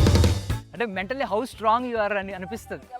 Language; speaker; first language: Telugu; native; Telugu